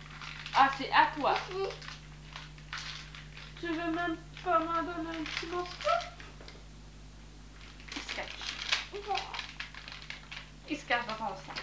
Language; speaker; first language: French; native; French